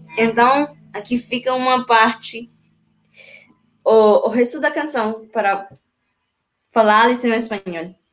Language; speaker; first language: Portuguese; non-native, learner; Spanish